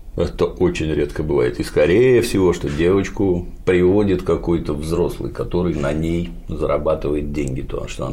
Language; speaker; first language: Russian; native; Russian